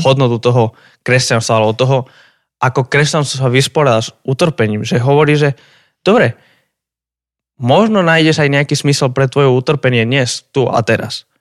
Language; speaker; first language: Slovak; native; Slovak